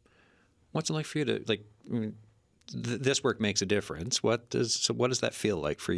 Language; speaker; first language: English; native; English